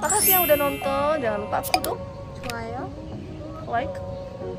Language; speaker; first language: Indonesian; non-native, fluent; Korean